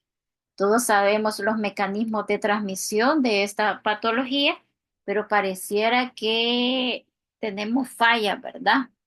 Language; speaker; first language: Spanish; native; Spanish